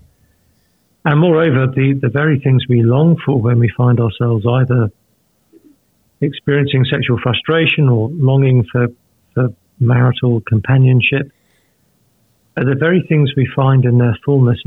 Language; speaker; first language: English; native; English